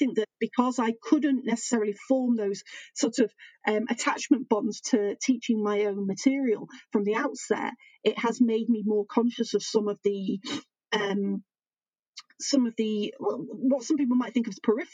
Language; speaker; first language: English; native; English